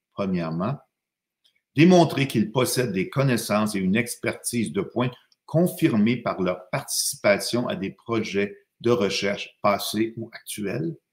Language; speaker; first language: French; native; French